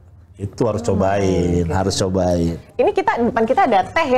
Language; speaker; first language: Indonesian; native; Indonesian